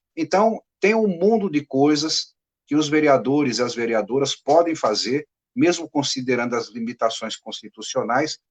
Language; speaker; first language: Portuguese; native; Portuguese